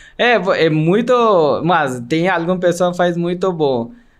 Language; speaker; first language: Portuguese; non-native, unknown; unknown